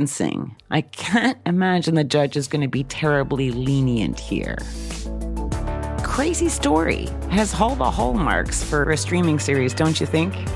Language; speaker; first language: English; native; English